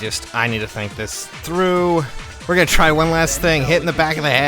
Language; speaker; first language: English; native; English